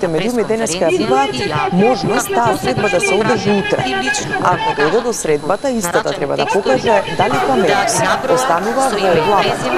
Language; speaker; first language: Macedonian; native; Macedonian